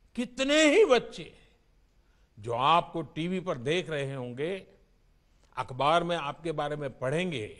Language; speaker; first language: Hindi; non-native, local second language; Gujarati